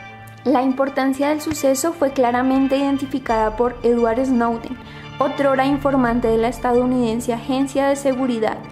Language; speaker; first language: Spanish; native; Spanish